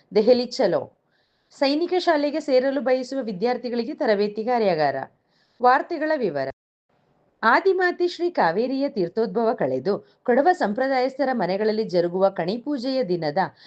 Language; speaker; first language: Kannada; non-native, local second language; Kodava